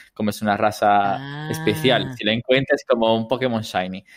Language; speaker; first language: Spanish; non-native, fluent; Italian